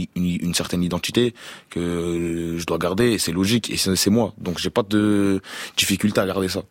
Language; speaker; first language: French; native; French